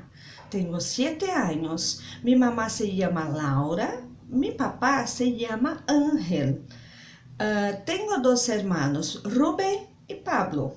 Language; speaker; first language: Spanish; non-native, learner; Portuguese